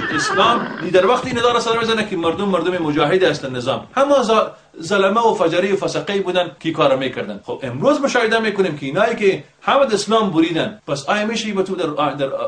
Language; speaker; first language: Persian; native; Persian